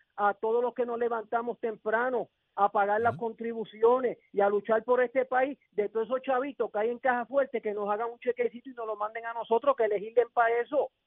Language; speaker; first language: Spanish; native; Spanish